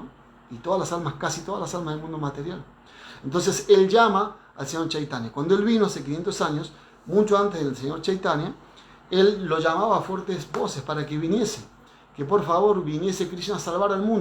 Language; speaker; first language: Spanish; native; Spanish